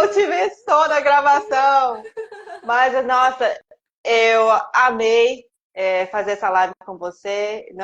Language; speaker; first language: Portuguese; non-native, fluent; Japanese